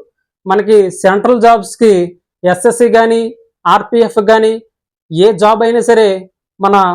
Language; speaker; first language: Telugu; native; Telugu